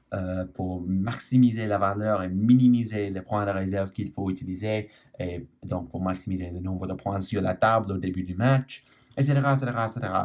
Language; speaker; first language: French; non-native, learner; English